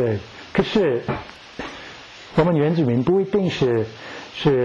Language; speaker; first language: Chinese; non-native, fluent; English